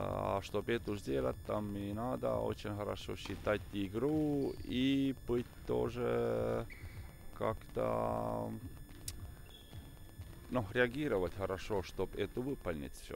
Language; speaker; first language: Russian; non-native, fluent; Estonian